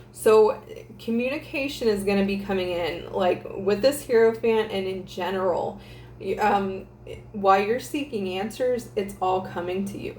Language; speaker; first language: English; native; English